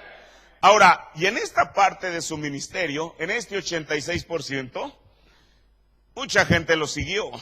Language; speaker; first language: Spanish; native; Spanish